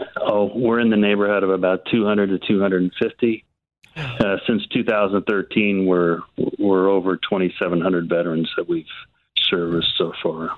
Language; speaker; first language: English; native; English